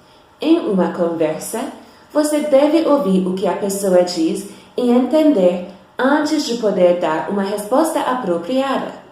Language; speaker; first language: Portuguese; non-native, fluent; English